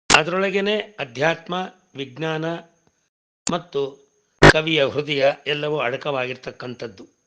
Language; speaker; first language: Kannada; non-native, local second language; Tamil